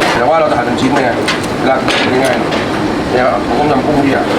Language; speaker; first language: Thai; native; Thai